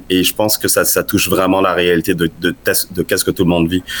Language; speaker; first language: French; non-native, local second language; Lingala